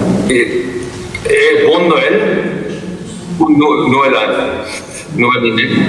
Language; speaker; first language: French; non-native, fluent; Georgian